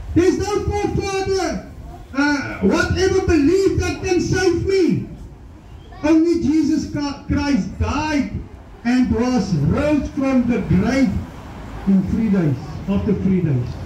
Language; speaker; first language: English; non-native, local second language; Afrikaans